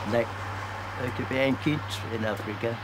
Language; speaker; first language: Dutch; non-native, learner; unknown